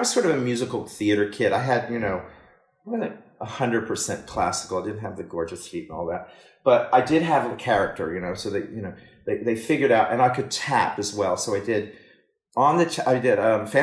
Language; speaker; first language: English; native; English